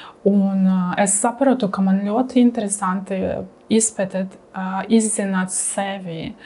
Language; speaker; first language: Latvian; non-native, learner; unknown